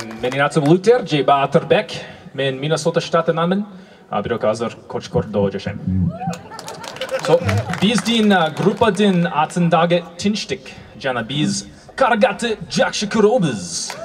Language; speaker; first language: Kyrgyz; non-native, learner; English